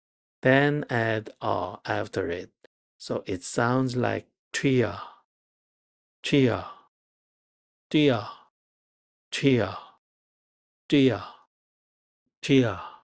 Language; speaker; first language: English; non-native, fluent; Korean